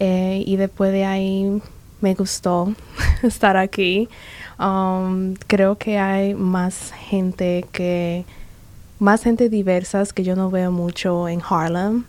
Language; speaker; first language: Spanish; early bilingual, other home language; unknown